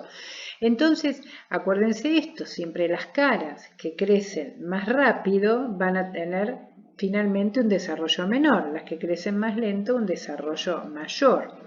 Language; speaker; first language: Spanish; native; Spanish